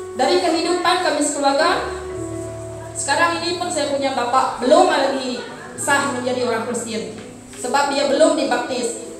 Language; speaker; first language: Malay; non-native, local second language; Iban